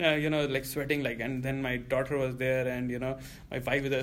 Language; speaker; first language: English; non-native, local second language; Hindi